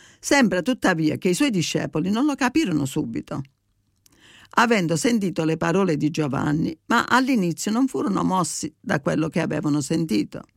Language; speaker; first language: Italian; early bilingual, heritage; Italian